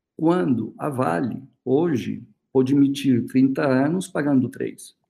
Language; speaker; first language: Portuguese; early bilingual, other home language; Spanish